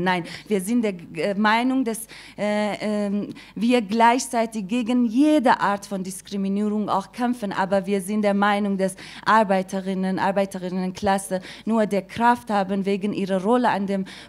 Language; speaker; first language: German; non-native, fluent; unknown